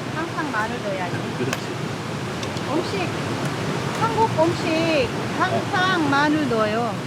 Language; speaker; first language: Korean; non-native, learner; Thai